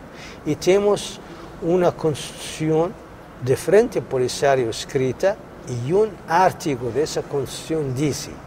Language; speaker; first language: Spanish; non-native, local second language; Arabic